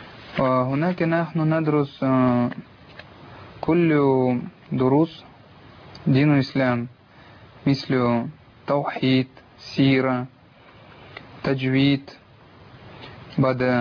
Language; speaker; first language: Arabic; non-native, learner; Russian